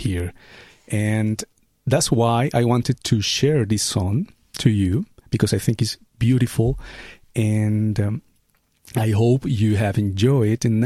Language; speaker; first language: English; non-native, fluent; Spanish